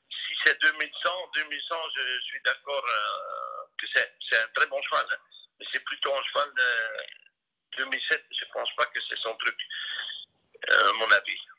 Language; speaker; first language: French; non-native, local second language; Dutch